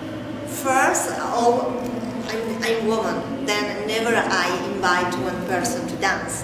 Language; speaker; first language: English; non-native, learner; Spanish